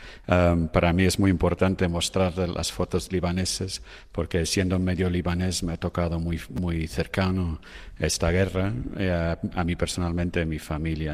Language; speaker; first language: Spanish; non-native, fluent; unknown